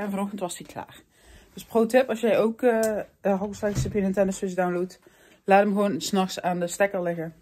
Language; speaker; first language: Dutch; native; Dutch